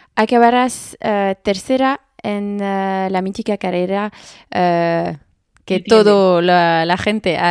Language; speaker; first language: Spanish; non-native, learner; French